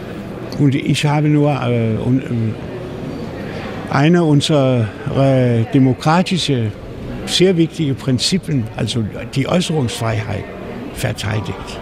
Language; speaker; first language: German; non-native, fluent; Danish